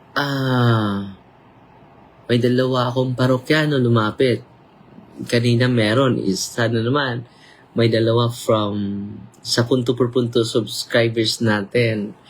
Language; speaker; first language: Filipino; non-native, local second language; Cebuano